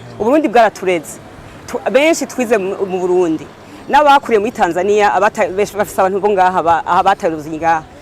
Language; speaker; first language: Rundi; native; Rundi